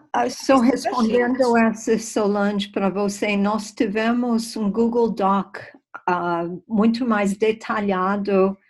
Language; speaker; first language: Portuguese; non-native, fluent; English